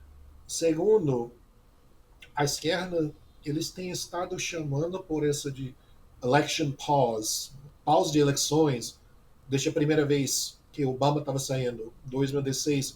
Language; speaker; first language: Portuguese; non-native, fluent; English